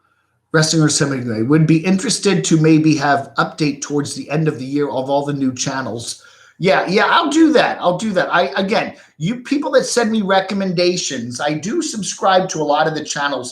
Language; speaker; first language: English; native; English